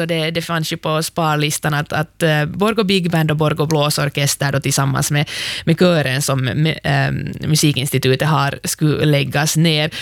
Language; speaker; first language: Swedish; native; Swedish